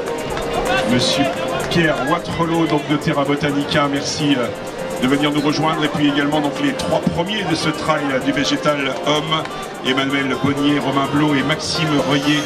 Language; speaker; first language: French; native; French